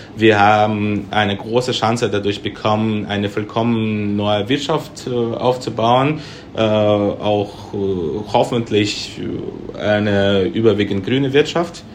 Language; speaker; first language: German; non-native, fluent; Russian